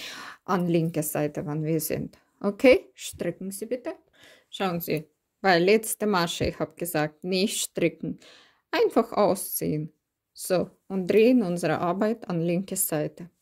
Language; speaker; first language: German; non-native, learner; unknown